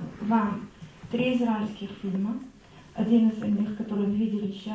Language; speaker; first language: Russian; non-native, learner; Hebrew